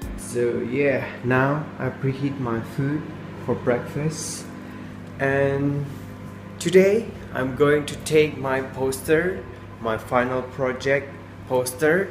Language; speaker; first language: English; non-native, learner; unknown